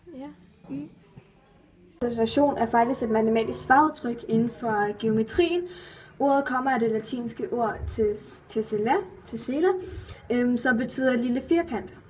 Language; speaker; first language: Danish; native; Danish